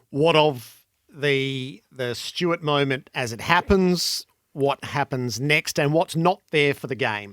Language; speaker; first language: English; native; English